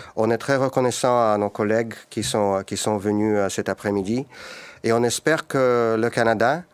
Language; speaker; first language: French; non-native, fluent; Russian